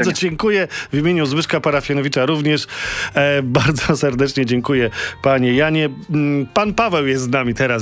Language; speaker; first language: Polish; native; Polish